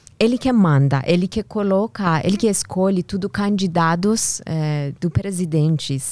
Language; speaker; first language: Portuguese; non-native, learner; Persian